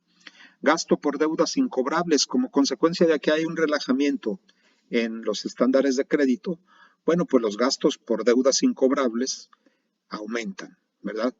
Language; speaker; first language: Spanish; native; Spanish